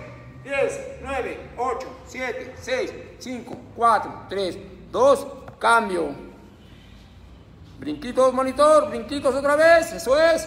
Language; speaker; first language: Spanish; native; Spanish